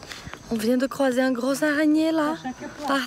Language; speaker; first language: French; non-native, fluent; Portuguese